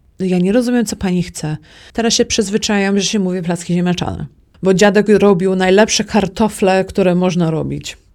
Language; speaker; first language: Polish; early bilingual, heritage; Polish